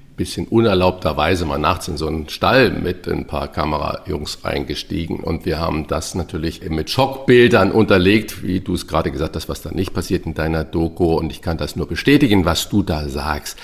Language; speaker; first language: German; native; German